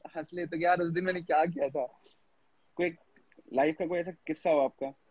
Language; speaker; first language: Hindi; native; Hindi